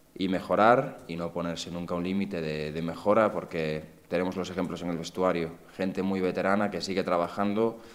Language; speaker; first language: Spanish; native; Spanish